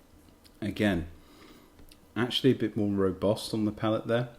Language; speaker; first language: English; native; English